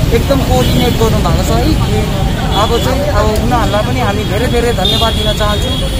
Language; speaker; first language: Nepali; native; Nepali